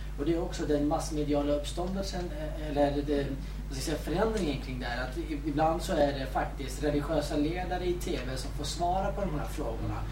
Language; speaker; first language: Swedish; early bilingual, other home language; Kurdish